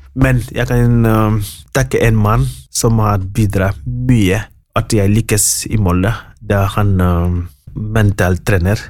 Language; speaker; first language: Norwegian; non-native, fluent; Wolof